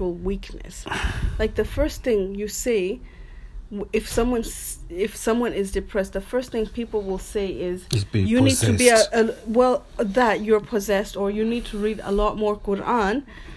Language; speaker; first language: English; non-native, local second language; Swahili